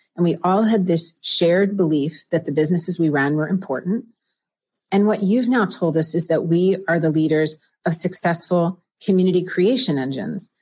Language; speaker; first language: English; native; English